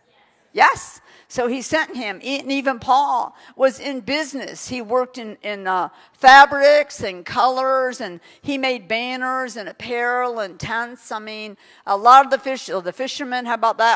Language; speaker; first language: English; native; English